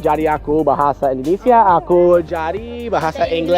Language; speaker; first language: Indonesian; non-native, learner; English